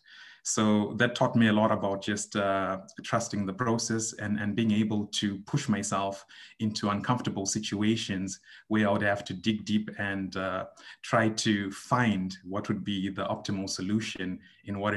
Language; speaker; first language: English; non-native, local second language; Shona